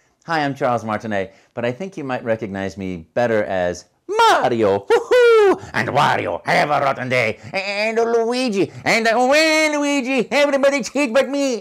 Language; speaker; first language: English; native; English